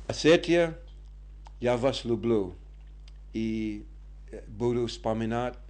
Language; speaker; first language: Russian; non-native, learner; English